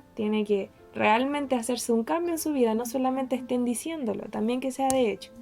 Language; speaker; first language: Spanish; native; Spanish